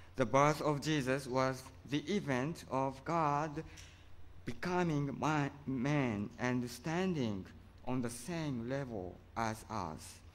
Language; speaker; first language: English; non-native, fluent; Japanese